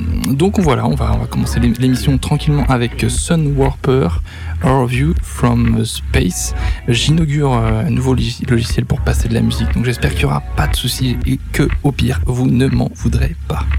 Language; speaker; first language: French; native; French